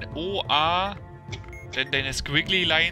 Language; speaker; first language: German; native; German